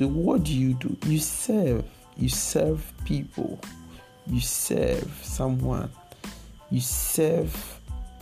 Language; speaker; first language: English; non-native, local second language; Akan